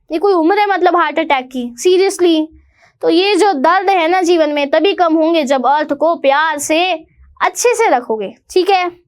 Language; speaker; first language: Hindi; native; Hindi